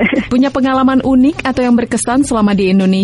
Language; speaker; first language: Indonesian; non-native, fluent; English